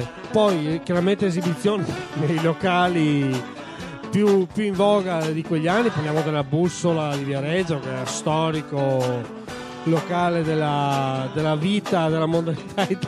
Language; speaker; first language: Italian; native; Italian